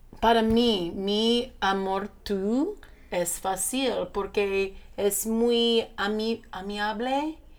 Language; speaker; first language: Spanish; non-native, learner; English